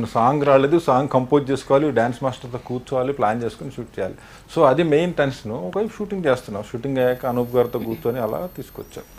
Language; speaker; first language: Telugu; native; Telugu